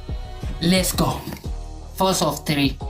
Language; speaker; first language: English; non-native, learner; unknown